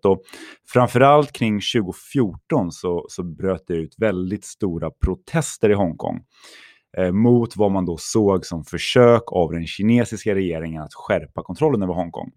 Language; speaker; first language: Swedish; native; Swedish